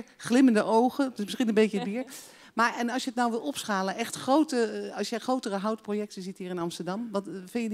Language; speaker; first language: Dutch; native; Dutch